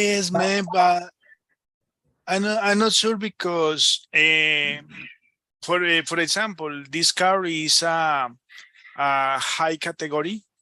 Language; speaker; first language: English; non-native, learner; Spanish